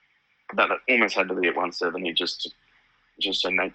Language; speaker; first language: English; native; English